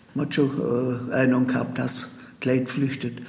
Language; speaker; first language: German; native; German